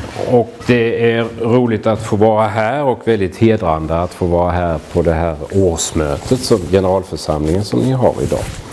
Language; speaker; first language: Swedish; native; Swedish